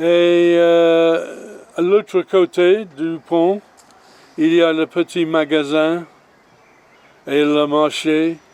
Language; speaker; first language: French; non-native, learner; English